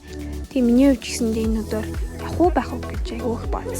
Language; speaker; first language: Mongolian; native; Mongolian